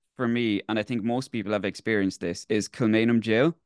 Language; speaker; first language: English; native; English